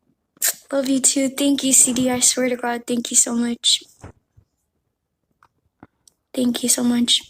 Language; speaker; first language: English; early bilingual, heritage; Amharic